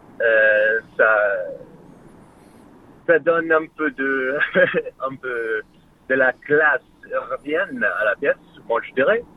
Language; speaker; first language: French; non-native, fluent; English